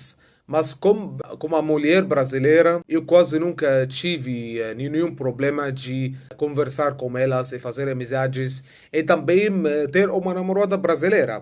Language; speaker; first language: Portuguese; non-native, fluent; Arabic